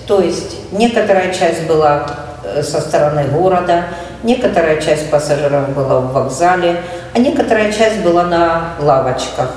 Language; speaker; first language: Russian; native; Russian